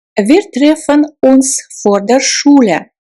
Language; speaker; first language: German; non-native, fluent; Russian